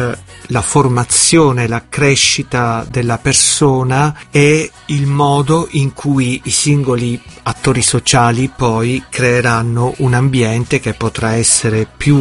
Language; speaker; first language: Italian; native; Italian